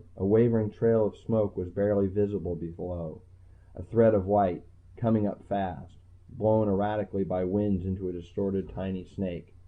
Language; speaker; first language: English; native; English